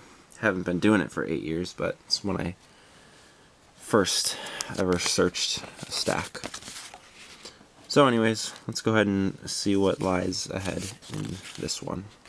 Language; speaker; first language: English; native; English